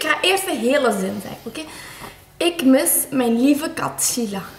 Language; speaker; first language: Dutch; early bilingual, other home language; Turkish